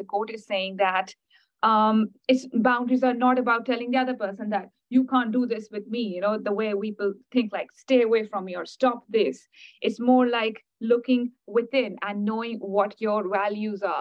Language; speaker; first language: English; non-native, local second language; Urdu